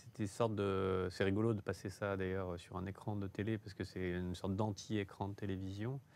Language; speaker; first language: French; native; French